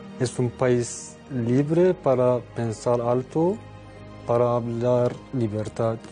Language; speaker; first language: Spanish; non-native, learner; Persian